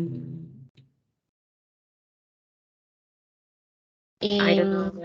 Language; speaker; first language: English; non-native, learner; Spanish